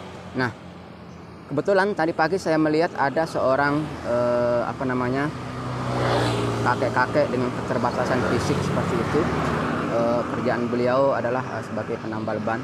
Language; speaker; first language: Indonesian; non-native, local second language; Sasak